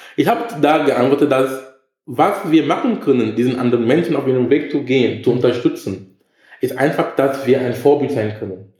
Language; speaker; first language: German; non-native, fluent; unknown